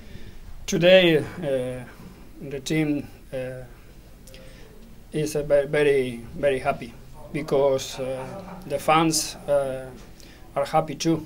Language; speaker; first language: English; non-native, learner; Spanish